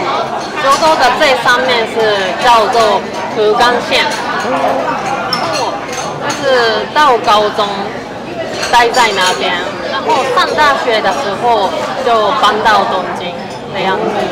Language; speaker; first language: Chinese; non-native, fluent; Japanese